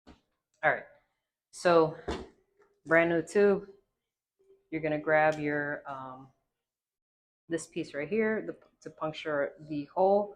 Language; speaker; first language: English; native; English